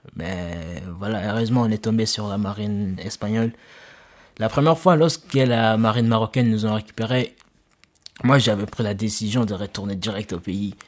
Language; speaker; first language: French; non-native, local second language; Soninke